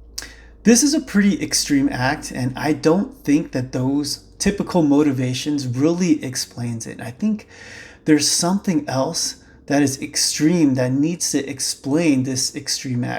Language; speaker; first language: English; native; English